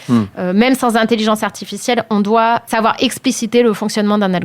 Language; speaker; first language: French; native; French